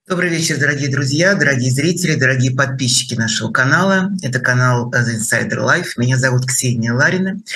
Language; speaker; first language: Russian; native; Russian